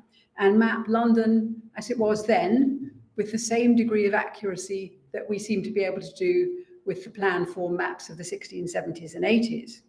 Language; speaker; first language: English; native; English